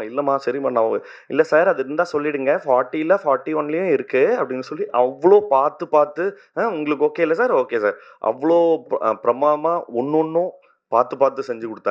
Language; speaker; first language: Tamil; native; Tamil